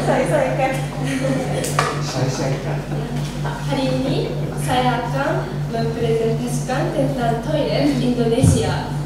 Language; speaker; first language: Indonesian; non-native, learner; Japanese